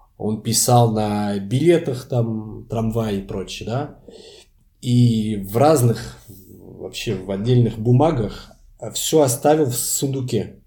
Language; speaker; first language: Russian; non-native, fluent; Portuguese